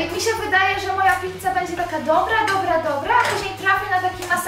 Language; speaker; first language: Polish; native; Polish